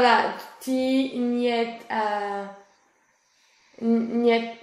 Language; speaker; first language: Russian; non-native, learner; French